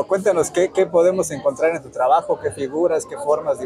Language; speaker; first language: Spanish; native; Spanish